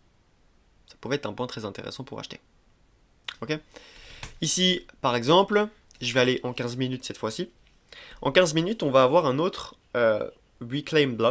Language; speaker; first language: French; native; French